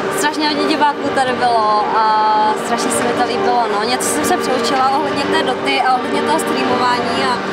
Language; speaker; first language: Czech; early bilingual, other home language; Vietnamese